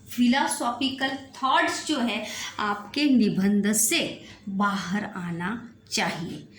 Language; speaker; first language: Hindi; non-native, local second language; Marathi